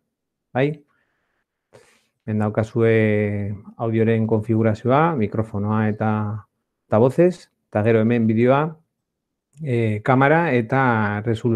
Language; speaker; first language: Basque; non-native, local second language; Spanish